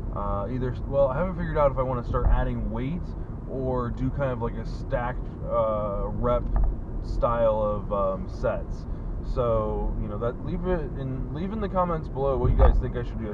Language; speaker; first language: English; native; English